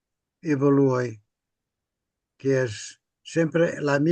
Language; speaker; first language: Spanish; non-native, fluent; Portuguese